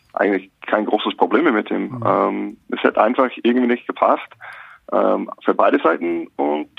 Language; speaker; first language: German; non-native, learner; English